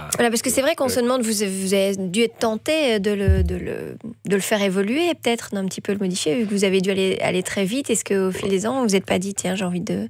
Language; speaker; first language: French; native; French